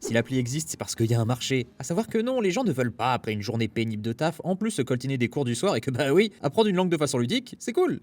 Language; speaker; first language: French; native; French